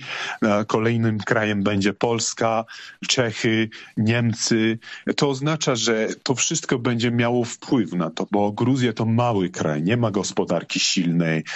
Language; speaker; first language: Polish; non-native, fluent; Georgian